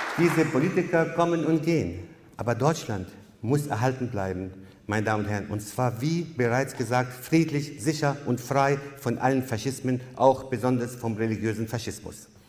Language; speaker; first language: German; non-native, fluent; Arabic